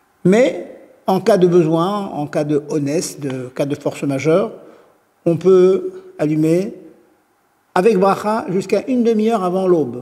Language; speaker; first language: French; native; French